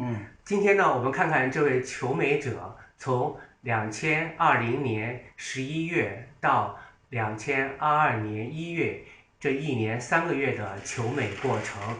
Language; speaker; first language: Chinese; native; Chinese